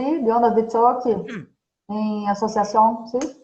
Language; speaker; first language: Spanish; non-native, fluent; Portuguese